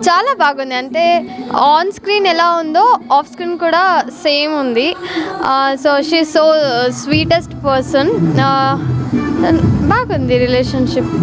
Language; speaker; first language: Telugu; non-native, learner; Kannada